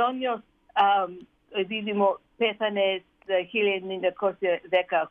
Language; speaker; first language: Greek; early bilingual, heritage; Greek